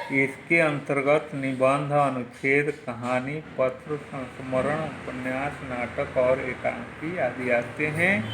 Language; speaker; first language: Hindi; native; Hindi